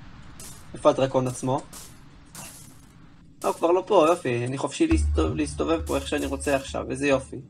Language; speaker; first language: Hebrew; native; Hebrew